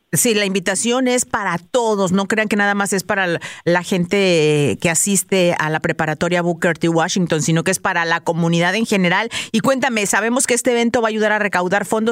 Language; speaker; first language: Spanish; native; Spanish